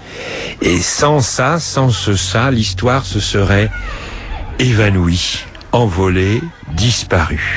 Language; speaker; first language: French; native; French